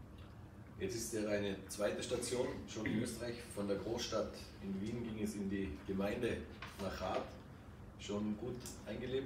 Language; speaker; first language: German; native; German